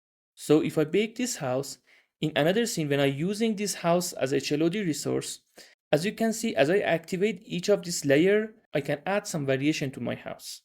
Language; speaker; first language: English; non-native, fluent; Persian